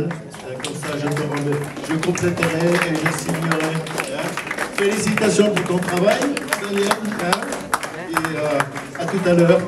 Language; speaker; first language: French; native; French